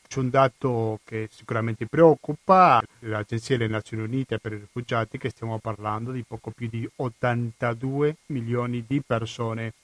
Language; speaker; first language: Italian; non-native, fluent; Spanish